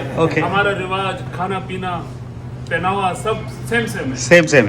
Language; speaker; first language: Hindi; non-native, local second language; Pashto